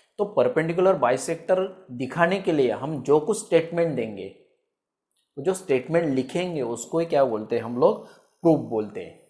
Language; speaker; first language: Hindi; non-native, local second language; Marathi